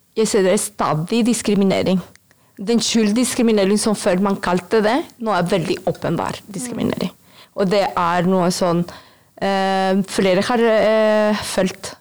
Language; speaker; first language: Norwegian; non-native, fluent; Spanish